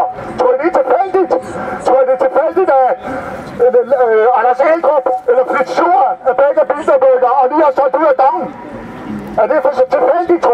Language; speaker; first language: Danish; native; Danish